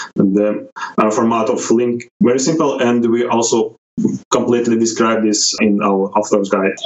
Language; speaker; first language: English; non-native, fluent; Ukrainian